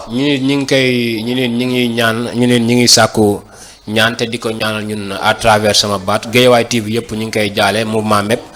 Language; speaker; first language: Wolof; native; Wolof